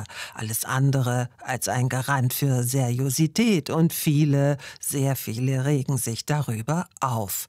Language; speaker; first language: German; native; German